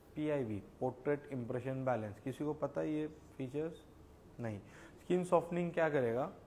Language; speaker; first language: Hindi; non-native, local second language; Marathi